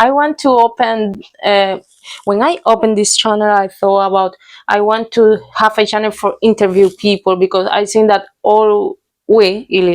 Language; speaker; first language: English; non-native, learner; Spanish